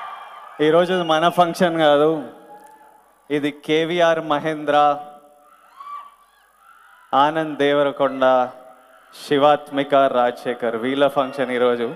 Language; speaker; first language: Telugu; native; Telugu